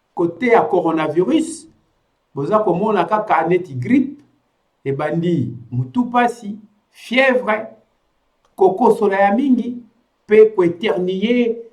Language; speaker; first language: Lingala; non-native, local second language; Kongo